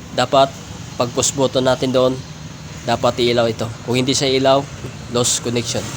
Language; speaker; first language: Filipino; non-native, local second language; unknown